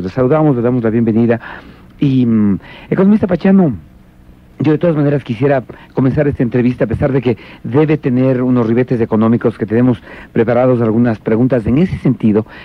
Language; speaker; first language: Spanish; native; Spanish